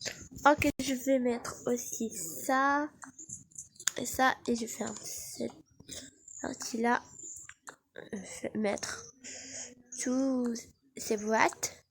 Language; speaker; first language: French; non-native, learner; Arabic